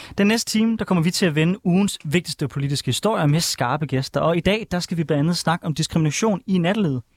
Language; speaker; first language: Danish; native; Danish